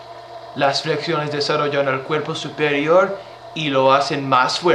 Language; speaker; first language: Spanish; non-native, learner; English